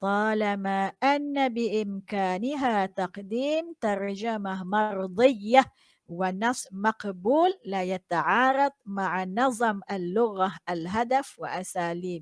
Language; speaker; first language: Arabic; non-native, fluent; Malay